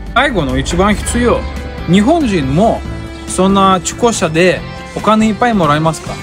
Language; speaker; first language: Japanese; non-native, learner; Russian